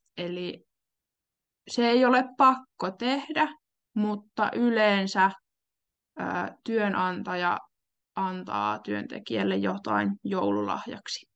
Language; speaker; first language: Finnish; native; Finnish